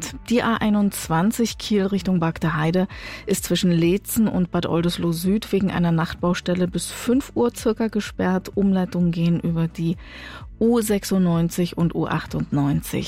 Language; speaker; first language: German; native; German